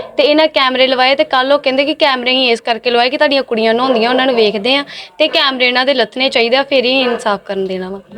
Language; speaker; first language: Punjabi; native; Punjabi